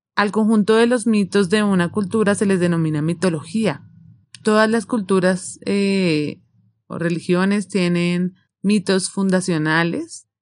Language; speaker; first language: Spanish; native; Spanish